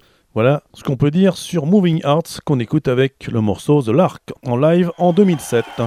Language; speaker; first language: French; native; French